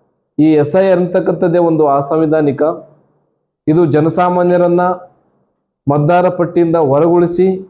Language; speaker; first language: Kannada; native; Kannada